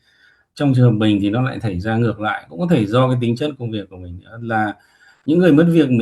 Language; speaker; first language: Vietnamese; native; Vietnamese